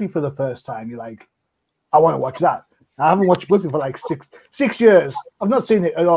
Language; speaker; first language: English; native; English